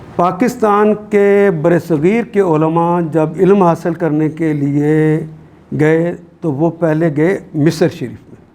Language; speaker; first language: Urdu; non-native, local second language; Punjabi